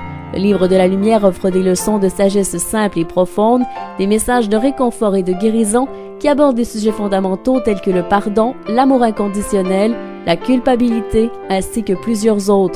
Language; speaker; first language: French; native; French